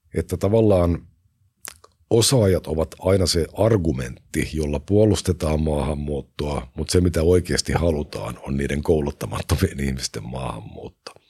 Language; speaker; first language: Finnish; native; Finnish